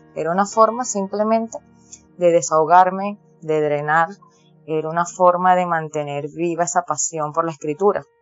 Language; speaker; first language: Spanish; native; Spanish